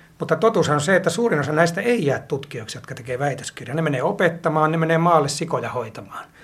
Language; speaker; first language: Finnish; native; Finnish